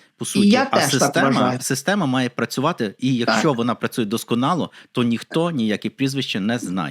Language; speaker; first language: Ukrainian; native; Ukrainian